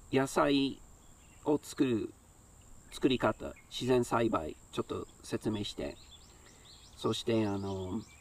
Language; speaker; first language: Japanese; non-native, fluent; English